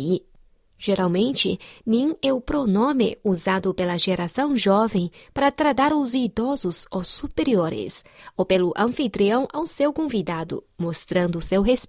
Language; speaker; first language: Portuguese; non-native, fluent; Chinese